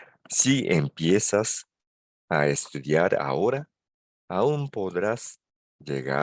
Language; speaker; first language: Spanish; non-native, fluent; Japanese